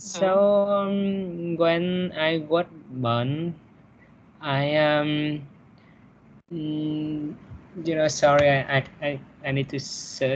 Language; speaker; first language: English; non-native, learner; Vietnamese